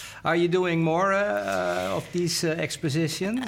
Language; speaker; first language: English; non-native, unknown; Dutch